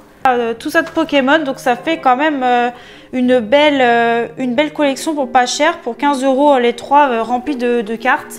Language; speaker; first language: French; native; French